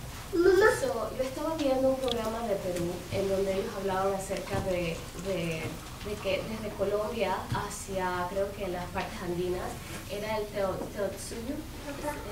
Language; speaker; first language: Spanish; native; Spanish